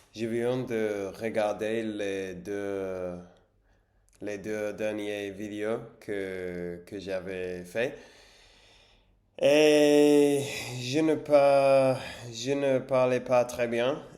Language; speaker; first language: French; non-native, learner; English